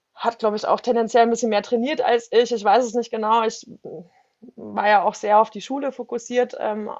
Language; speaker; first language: German; native; German